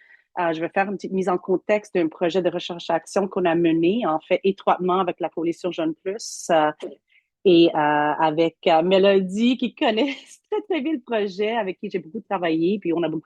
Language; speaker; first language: French; native; French